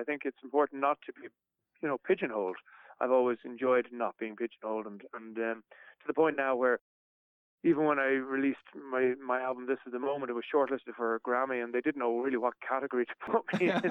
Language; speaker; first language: English; native; English